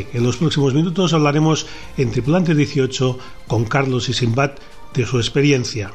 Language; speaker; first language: Spanish; native; Spanish